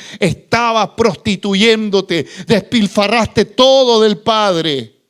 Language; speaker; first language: Spanish; native; Spanish